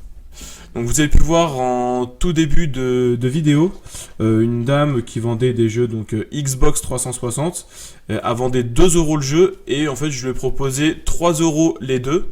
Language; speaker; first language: French; native; French